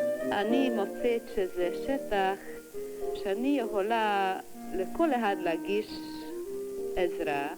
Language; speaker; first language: Hebrew; non-native, fluent; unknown